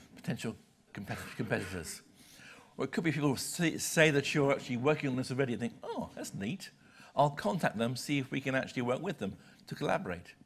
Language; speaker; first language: English; native; English